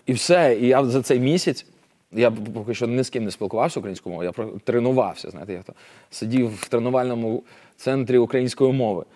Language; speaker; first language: Ukrainian; non-native, local second language; Russian